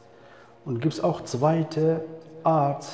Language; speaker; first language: German; non-native, fluent; Arabic